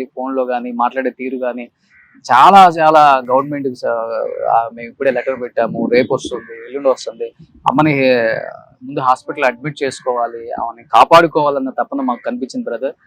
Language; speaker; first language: Telugu; native; Telugu